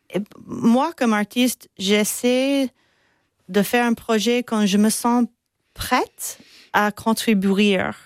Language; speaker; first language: French; non-native, fluent; English